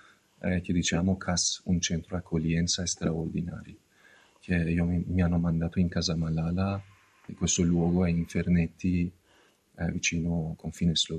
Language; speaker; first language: Italian; non-native, learner; Persian